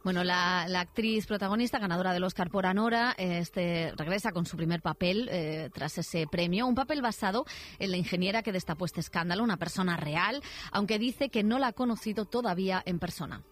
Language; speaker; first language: Spanish; native; Spanish